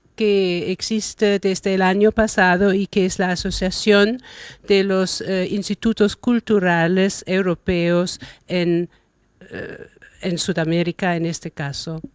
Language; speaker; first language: Spanish; non-native, fluent; German